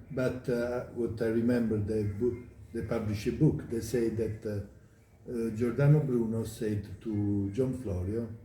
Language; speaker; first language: English; non-native, learner; Italian